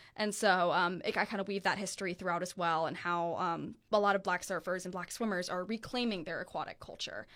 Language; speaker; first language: English; native; English